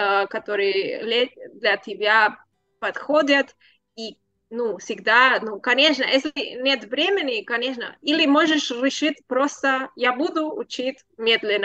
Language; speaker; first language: Russian; non-native, learner; Spanish